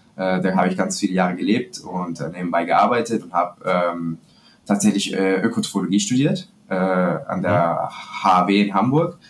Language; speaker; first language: German; non-native, fluent; Spanish